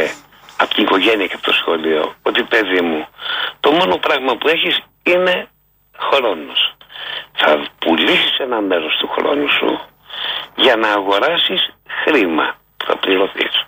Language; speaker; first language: Greek; native; Greek